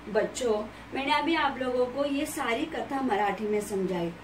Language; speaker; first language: Hindi; non-native, local second language; Marathi